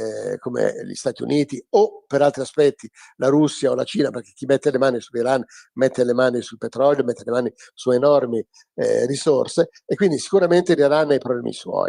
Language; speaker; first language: Italian; native; Italian